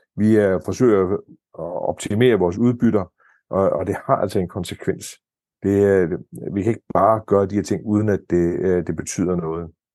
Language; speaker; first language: Danish; native; Danish